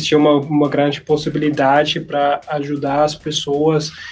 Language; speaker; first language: Portuguese; non-native, learner; German